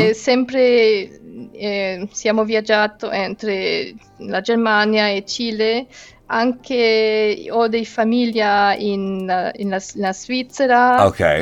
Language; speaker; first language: Italian; non-native, learner; Spanish